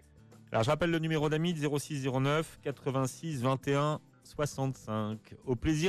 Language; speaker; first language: French; native; French